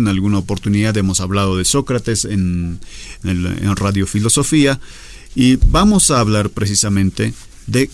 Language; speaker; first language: Spanish; native; Spanish